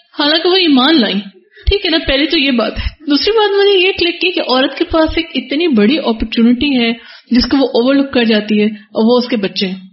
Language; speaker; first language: Urdu; native; Urdu